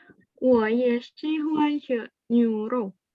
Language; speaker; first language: Chinese; non-native, learner; Indonesian